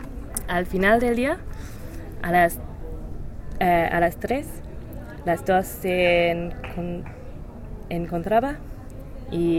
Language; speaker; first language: Spanish; non-native, learner; English